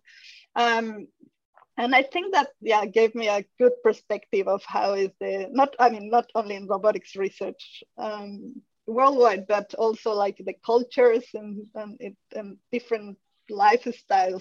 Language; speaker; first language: English; non-native, fluent; Spanish